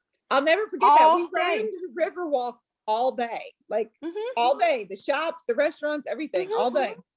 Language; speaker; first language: English; native; English